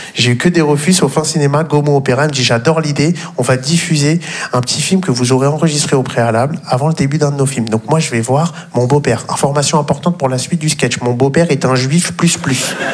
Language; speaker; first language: French; native; French